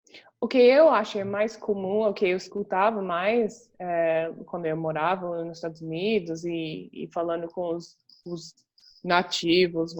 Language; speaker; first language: Portuguese; non-native, fluent; English